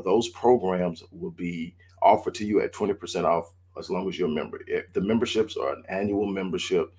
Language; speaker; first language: English; native; English